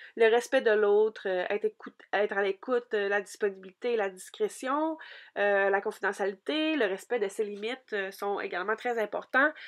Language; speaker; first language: French; native; French